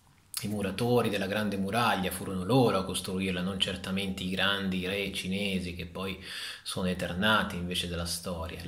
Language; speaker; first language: Italian; native; Italian